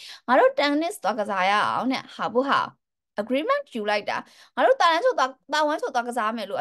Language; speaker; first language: Chinese; native; Chinese